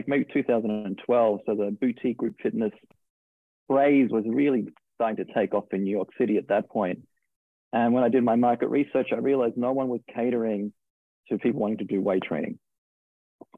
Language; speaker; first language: English; native; English